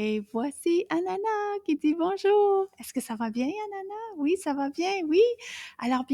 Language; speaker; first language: French; non-native, fluent; English